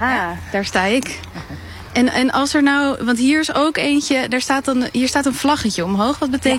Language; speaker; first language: Dutch; native; Dutch